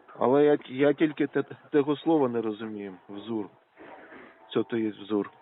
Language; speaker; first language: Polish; non-native, learner; Ukrainian